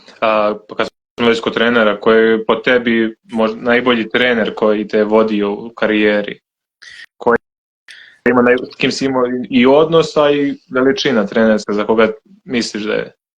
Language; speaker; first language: Croatian; native; Croatian